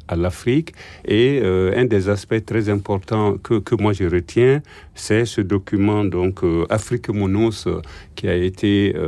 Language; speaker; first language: French; non-native, local second language; Bambara